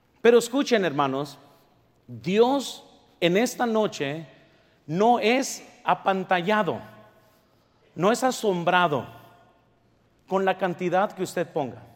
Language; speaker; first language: Spanish; early bilingual, heritage; Spanish